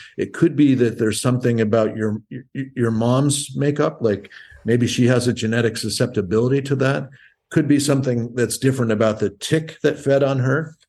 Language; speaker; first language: English; native; English